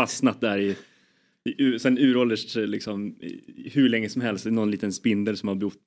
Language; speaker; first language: Swedish; native; Swedish